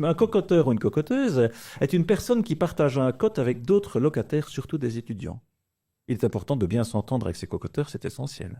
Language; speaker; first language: French; native; French